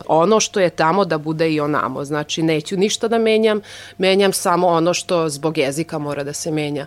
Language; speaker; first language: Serbian; non-native, local second language; Hungarian